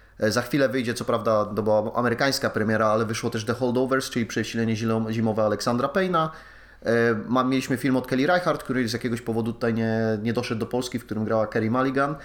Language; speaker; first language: Polish; native; Polish